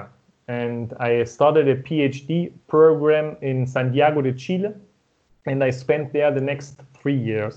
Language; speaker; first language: English; non-native, fluent; German